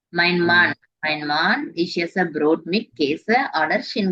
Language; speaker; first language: German; non-native, fluent; Tamil